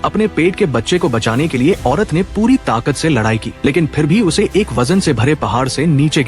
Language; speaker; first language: Hindi; native; Hindi